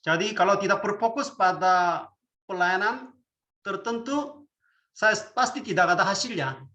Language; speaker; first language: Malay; non-native, fluent; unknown